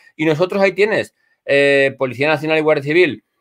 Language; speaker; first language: Spanish; native; Spanish